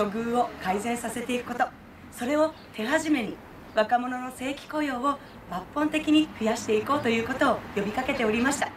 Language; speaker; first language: Japanese; native; Japanese